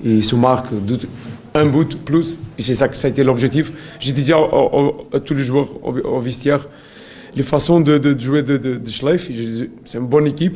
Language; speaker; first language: French; non-native, learner; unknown